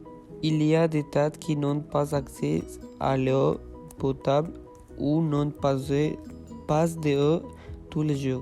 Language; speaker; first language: French; non-native, learner; Spanish